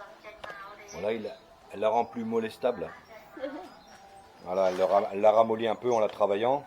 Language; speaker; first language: French; native; French